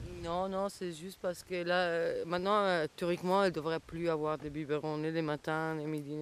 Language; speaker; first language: French; non-native, fluent; Italian